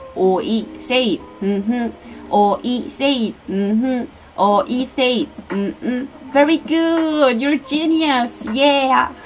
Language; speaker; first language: English; non-native, learner; Korean